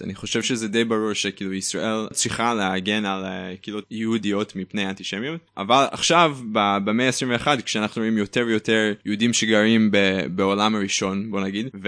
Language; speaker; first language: Hebrew; non-native, fluent; English